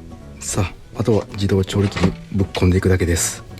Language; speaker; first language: Japanese; native; Japanese